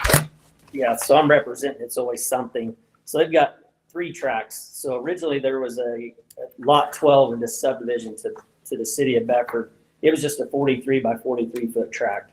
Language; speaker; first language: English; native; English